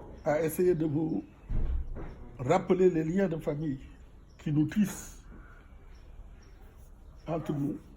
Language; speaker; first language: French; non-native, local second language; Fula